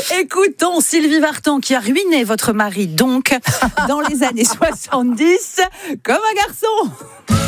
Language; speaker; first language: French; native; French